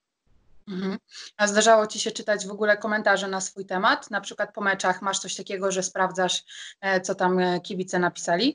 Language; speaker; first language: Polish; native; Polish